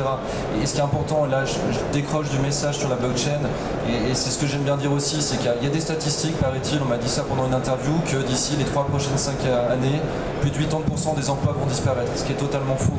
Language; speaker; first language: French; native; French